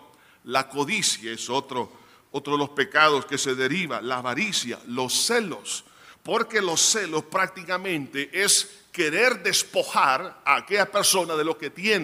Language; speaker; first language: Spanish; native; Spanish